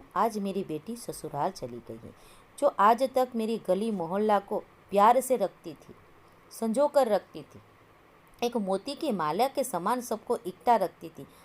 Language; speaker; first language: Hindi; non-native, local second language; Gujarati